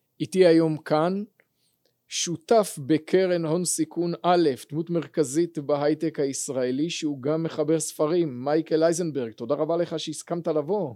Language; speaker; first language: Hebrew; native; Hebrew